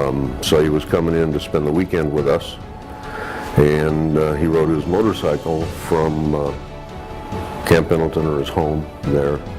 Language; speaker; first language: English; native; English